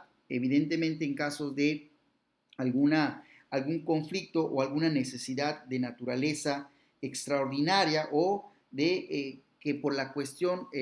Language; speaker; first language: Spanish; native; Spanish